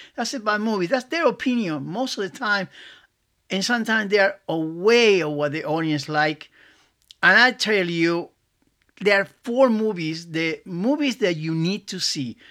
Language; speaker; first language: English; non-native, fluent; Spanish